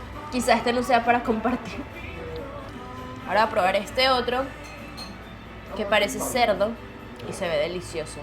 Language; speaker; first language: Spanish; native; Spanish